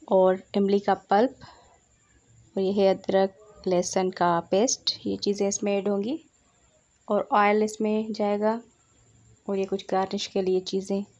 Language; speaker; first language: Urdu; non-native, local second language; Sindhi